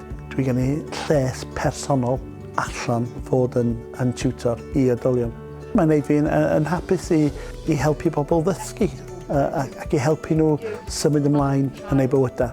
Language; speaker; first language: Welsh; non-native, local second language; English